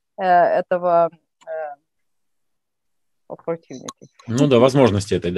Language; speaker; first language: Russian; native; Russian